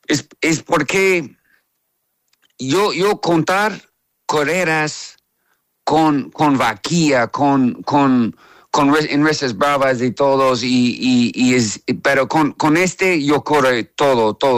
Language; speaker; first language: Spanish; non-native, learner; English